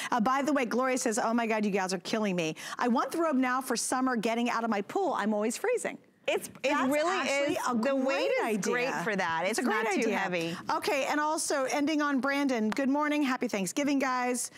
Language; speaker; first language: English; native; English